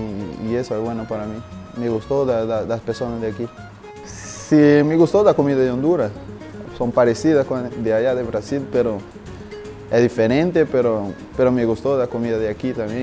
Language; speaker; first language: Spanish; non-native, learner; Portuguese